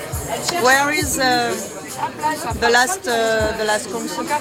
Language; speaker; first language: English; non-native, learner; French